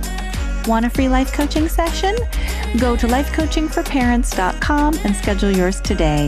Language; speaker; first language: English; native; English